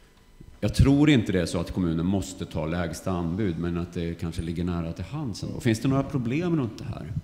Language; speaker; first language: Swedish; native; Swedish